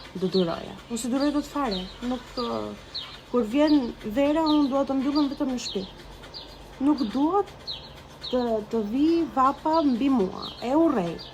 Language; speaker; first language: Albanian; early bilingual, heritage; Albanian